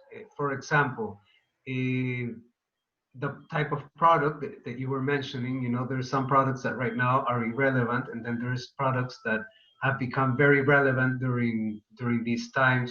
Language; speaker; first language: English; non-native, fluent; Spanish